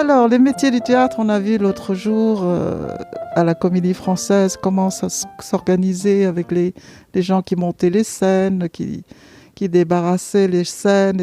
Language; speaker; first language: French; non-native, fluent; Vietnamese